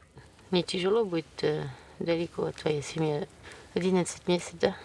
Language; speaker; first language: Russian; non-native, fluent; French